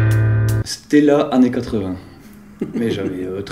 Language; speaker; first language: French; native; French